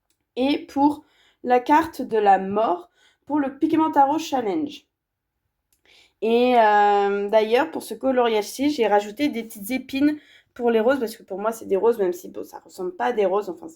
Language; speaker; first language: French; native; French